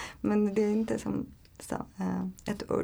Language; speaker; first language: Swedish; non-native, learner; Turkish